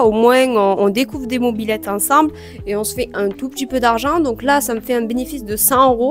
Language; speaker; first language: French; native; French